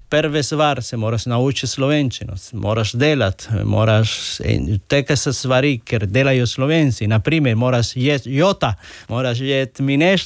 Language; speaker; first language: Slovenian; non-native, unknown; Spanish